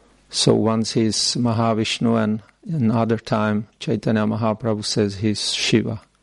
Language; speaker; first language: English; non-native, fluent; Czech